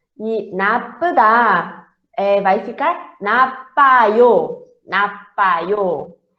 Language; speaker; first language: Korean; non-native, fluent; Portuguese